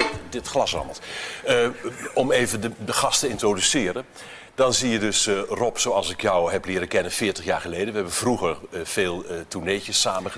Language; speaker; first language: Dutch; native; Dutch